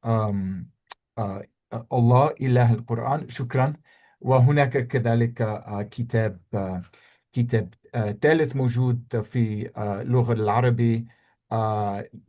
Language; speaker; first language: Arabic; non-native, fluent; English